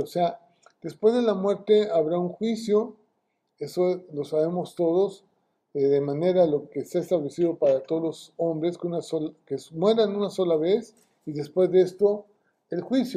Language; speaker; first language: Spanish; native; Spanish